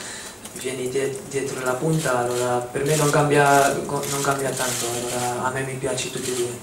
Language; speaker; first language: Italian; non-native, fluent; Dutch